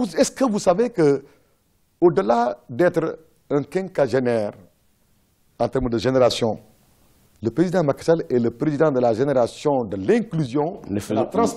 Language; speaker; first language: French; non-native, local second language; Wolof